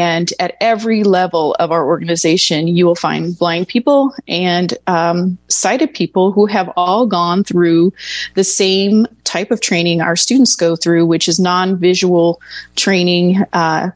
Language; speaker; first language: English; native; English